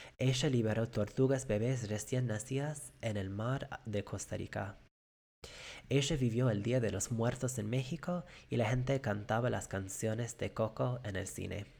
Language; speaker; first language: Spanish; non-native, fluent; English